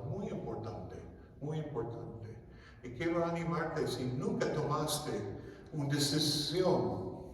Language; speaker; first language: Spanish; non-native, fluent; English